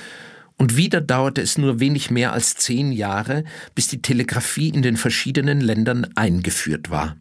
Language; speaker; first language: German; native; German